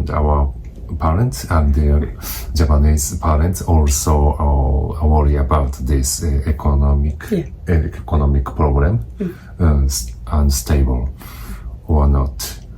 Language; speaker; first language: English; non-native, learner; Japanese